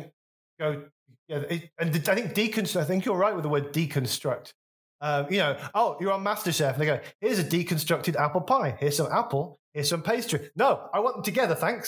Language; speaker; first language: English; native; English